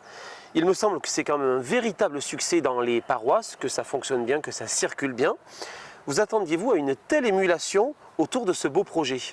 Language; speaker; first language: French; native; French